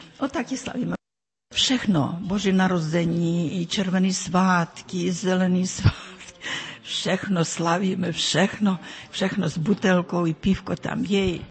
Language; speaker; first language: Czech; early bilingual, heritage; Czech